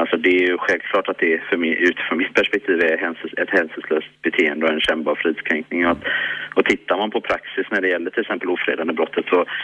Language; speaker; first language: Swedish; native; Swedish